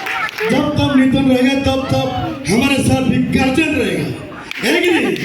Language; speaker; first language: Hindi; non-native, local second language; Assamese